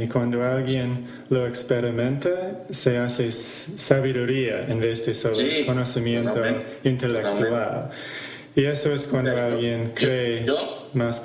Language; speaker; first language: Spanish; non-native, fluent; English